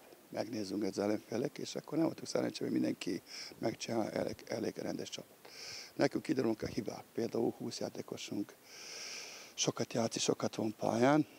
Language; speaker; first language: Hungarian; non-native, learner; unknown